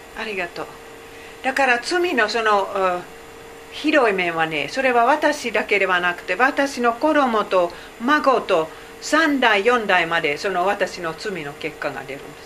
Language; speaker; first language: Japanese; non-native, fluent; Finnish